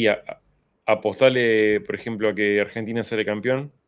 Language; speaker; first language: Spanish; native; Spanish